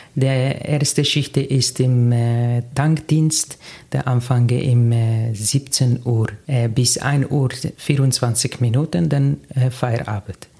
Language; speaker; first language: German; non-native, learner; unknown